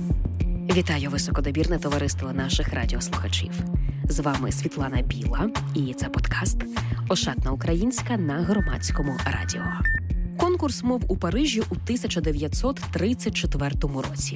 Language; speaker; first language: Ukrainian; native; Ukrainian